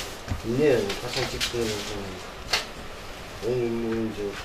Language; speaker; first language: Russian; non-native, local second language; Uzbek